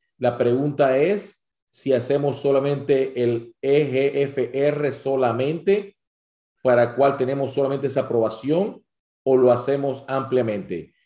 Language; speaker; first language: Spanish; native; Spanish